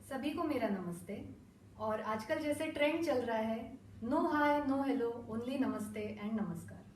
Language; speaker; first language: Hindi; non-native, local second language; Marathi